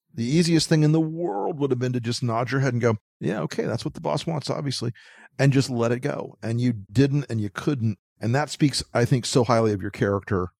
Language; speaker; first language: English; native; English